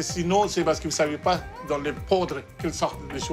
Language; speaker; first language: French; non-native, fluent; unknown